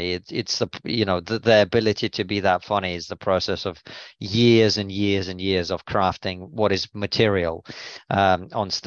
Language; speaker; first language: English; non-native, fluent; Russian